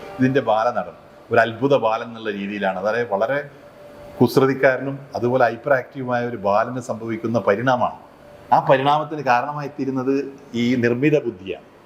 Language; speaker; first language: Malayalam; native; Malayalam